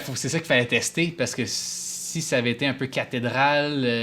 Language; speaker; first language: French; native; French